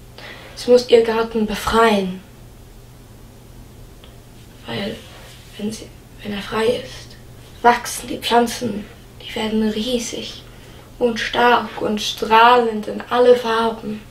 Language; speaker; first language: German; non-native, fluent; English